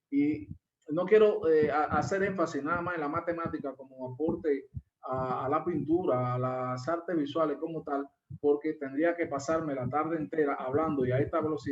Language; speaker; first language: Spanish; native; Spanish